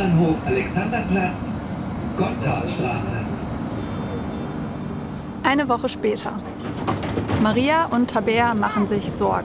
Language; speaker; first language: German; native; German